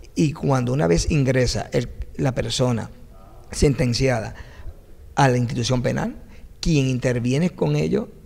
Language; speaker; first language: Spanish; native; Spanish